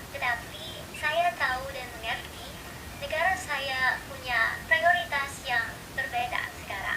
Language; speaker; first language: Indonesian; non-native, fluent; Filipino